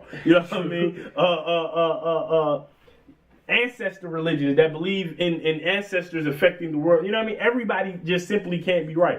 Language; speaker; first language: English; native; English